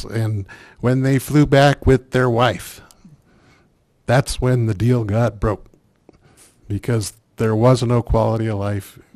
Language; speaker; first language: English; native; English